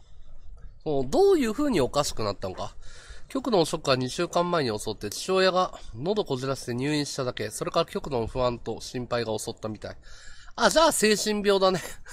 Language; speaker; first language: Japanese; native; Japanese